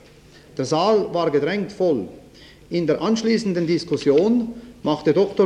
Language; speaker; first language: German; native; German